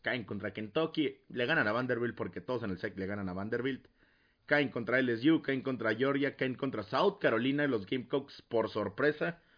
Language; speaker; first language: Spanish; native; Spanish